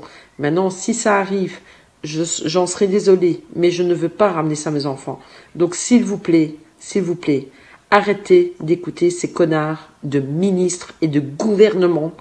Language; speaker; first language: French; native; French